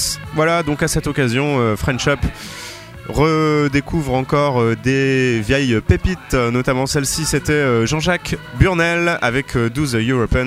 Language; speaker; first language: French; native; French